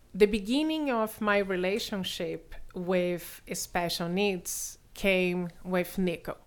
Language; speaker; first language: English; non-native, fluent; Portuguese